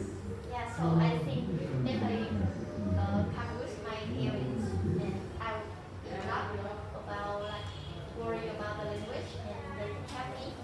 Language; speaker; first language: English; non-native, learner; Vietnamese